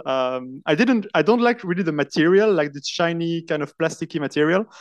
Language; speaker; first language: English; non-native, fluent; French